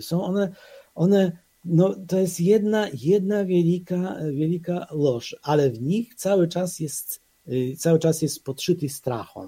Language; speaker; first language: Polish; non-native, fluent; Ukrainian